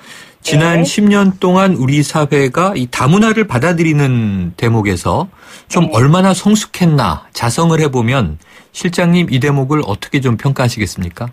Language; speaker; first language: Korean; native; Korean